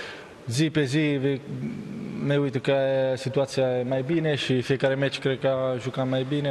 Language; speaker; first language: Romanian; non-native, learner; Italian